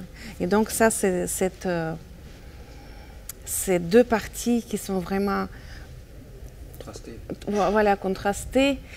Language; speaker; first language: French; non-native, fluent; Russian